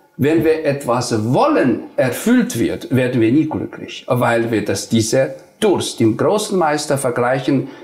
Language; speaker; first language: German; non-native, fluent; Nepali